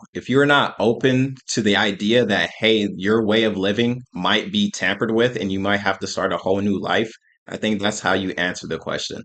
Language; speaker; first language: English; native; English